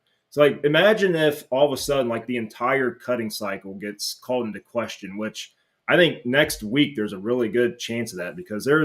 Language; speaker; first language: English; native; English